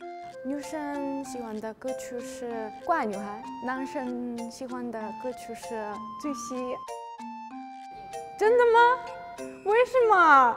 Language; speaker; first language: Chinese; non-native, learner; Russian